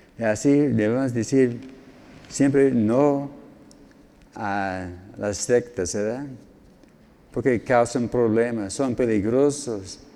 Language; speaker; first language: Spanish; non-native, fluent; English